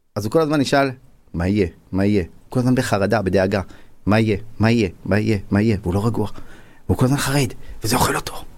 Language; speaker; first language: Hebrew; native; Hebrew